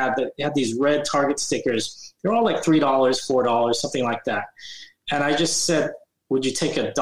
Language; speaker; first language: English; native; English